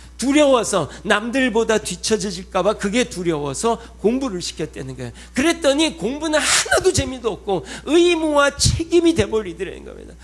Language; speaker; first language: Korean; early bilingual, heritage; Korean